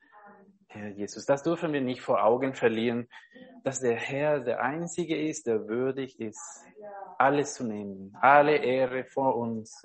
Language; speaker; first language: German; non-native, fluent; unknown